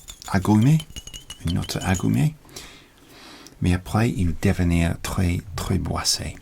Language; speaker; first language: French; non-native, learner; English